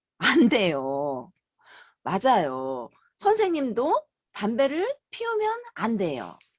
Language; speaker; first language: Korean; native; Korean